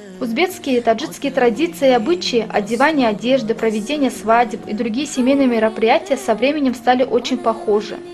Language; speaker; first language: Russian; non-native, local second language; Tajik